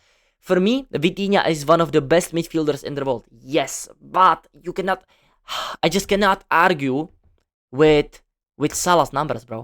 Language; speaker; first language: English; non-native, fluent; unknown